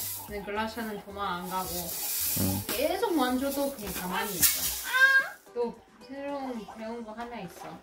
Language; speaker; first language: Korean; non-native, fluent; Russian